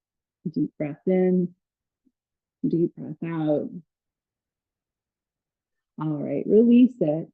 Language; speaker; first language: English; native; English